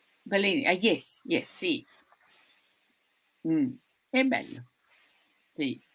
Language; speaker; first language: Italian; early bilingual, heritage; Sicilian